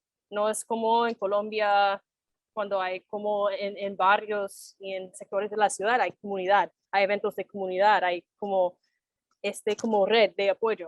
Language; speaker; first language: Spanish; non-native, fluent; English